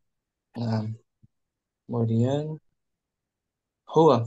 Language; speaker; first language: Indonesian; native; Indonesian